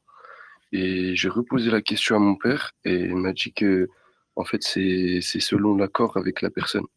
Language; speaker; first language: French; native; French